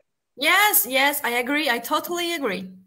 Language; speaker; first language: English; non-native, learner; Portuguese